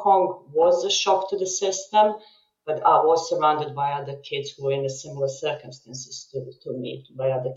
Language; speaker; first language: English; non-native, fluent; Serbian